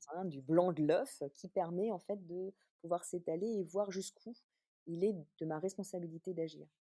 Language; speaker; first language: French; native; French